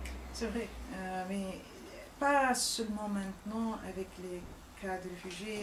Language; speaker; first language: French; non-native, fluent; Arabic